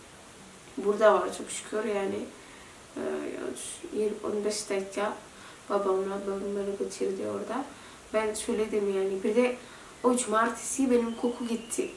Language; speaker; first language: Turkish; non-native, learner; Indonesian